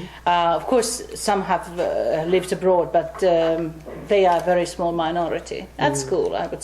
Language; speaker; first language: English; non-native, fluent; Finnish